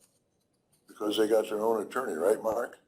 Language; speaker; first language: English; native; English